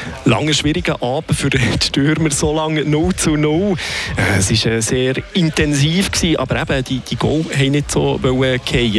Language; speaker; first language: German; native; German